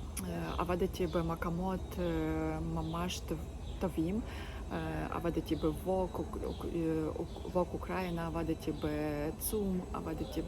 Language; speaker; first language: Hebrew; non-native, learner; Ukrainian